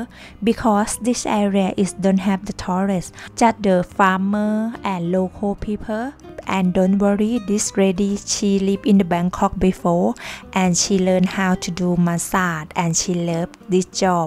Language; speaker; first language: English; non-native, learner; Thai